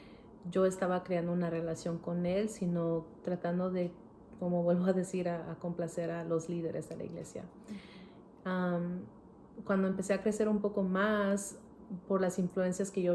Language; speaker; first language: Spanish; early bilingual, heritage; Spanish